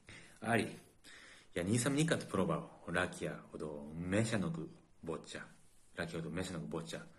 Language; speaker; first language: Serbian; non-native, learner; Japanese